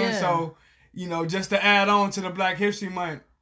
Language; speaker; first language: English; native; English